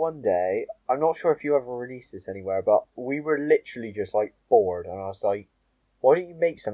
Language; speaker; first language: English; native; English